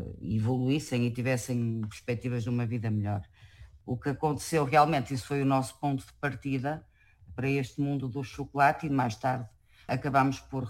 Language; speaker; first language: Portuguese; native; Portuguese